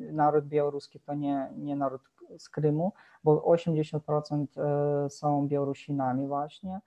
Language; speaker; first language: Polish; non-native, fluent; Russian